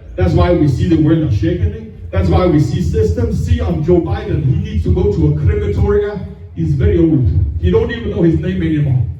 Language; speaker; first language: English; non-native, fluent; Danish